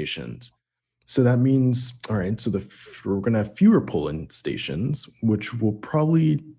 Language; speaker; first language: English; native; English